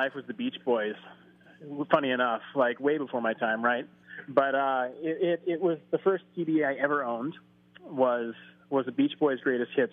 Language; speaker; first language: English; native; English